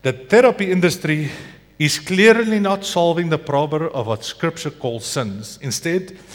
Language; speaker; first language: English; non-native, local second language; Afrikaans